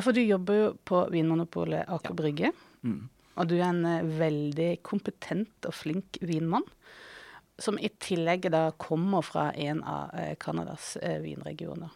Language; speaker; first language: Norwegian; native; Norwegian